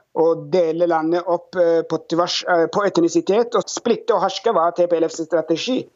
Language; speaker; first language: Norwegian; non-native, fluent; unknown